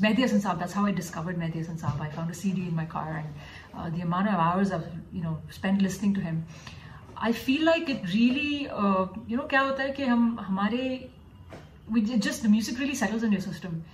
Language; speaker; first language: English; early bilingual, other home language; Tamil